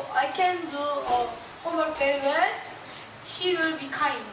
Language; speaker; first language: English; non-native, learner; Korean